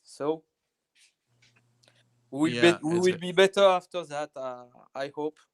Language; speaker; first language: English; non-native, learner; French